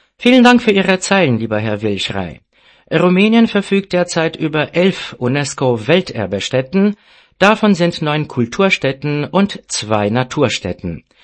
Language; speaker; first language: German; non-native, fluent; Romanian